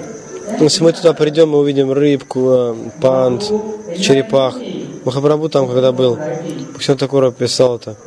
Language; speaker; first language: Russian; non-native, fluent; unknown